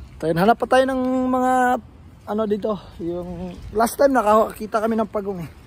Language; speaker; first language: Filipino; native; Filipino